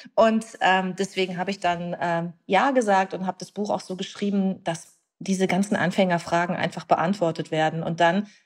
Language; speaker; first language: German; native; German